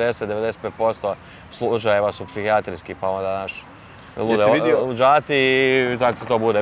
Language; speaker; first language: Serbian; native; Serbian